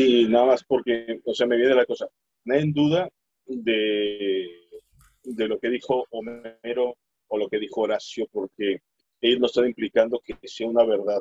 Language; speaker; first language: Spanish; native; Spanish